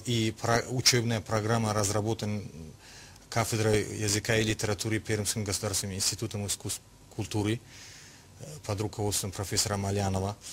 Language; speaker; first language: Russian; non-native, local second language; Tajik